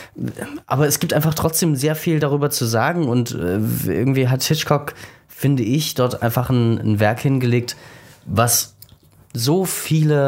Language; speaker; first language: German; native; German